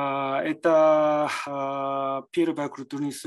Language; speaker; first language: Russian; non-native, learner; Japanese